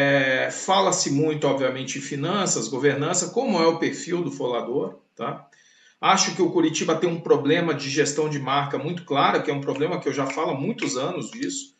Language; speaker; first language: Portuguese; native; Portuguese